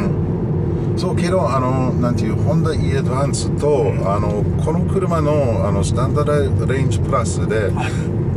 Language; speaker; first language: Japanese; non-native, learner; English